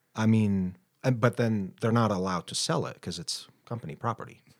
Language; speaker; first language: English; non-native, fluent; Arabic